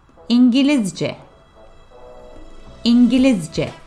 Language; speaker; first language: Turkish; non-native, fluent; English